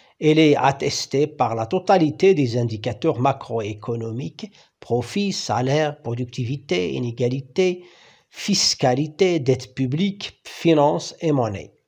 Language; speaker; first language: French; non-native, local second language; Arabic